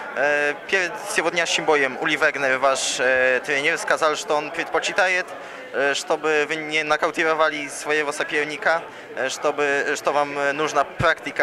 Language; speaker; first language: Russian; non-native, fluent; Polish